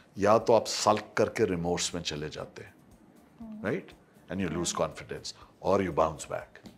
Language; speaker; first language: Urdu; native; Urdu